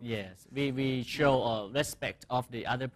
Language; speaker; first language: English; non-native, fluent; Thai